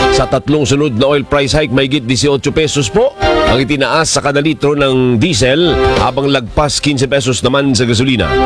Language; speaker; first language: Filipino; non-native, local second language; Hiligaynon